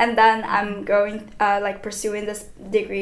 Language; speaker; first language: English; non-native, fluent; Chinese